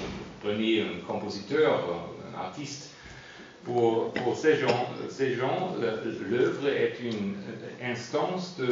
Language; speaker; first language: French; non-native, fluent; German